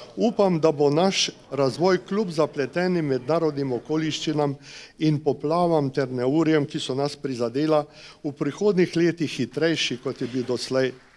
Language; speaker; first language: Slovenian; native; Slovenian